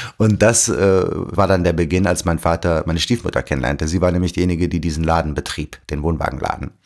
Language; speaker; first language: German; early bilingual, other home language; Arabic